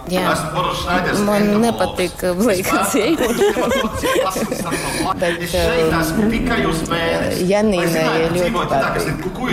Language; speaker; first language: Latvian; non-native, learner; Russian